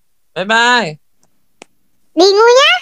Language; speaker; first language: Vietnamese; non-native, learner; Indonesian